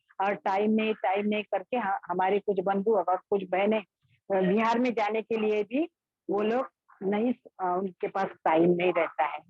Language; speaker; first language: Hindi; non-native, local second language; Marathi